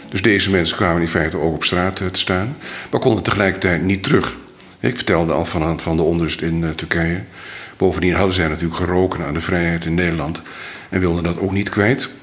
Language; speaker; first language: Dutch; native; Dutch